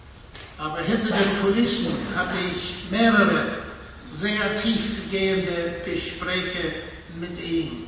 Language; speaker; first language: German; non-native, fluent; English